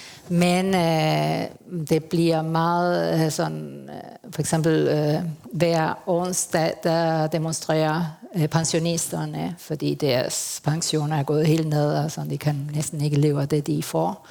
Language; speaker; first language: Danish; early bilingual, heritage; Spanish